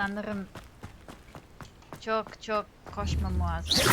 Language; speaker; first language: Turkish; non-native, learner; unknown